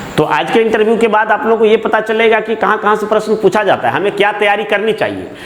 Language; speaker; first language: Hindi; native; Hindi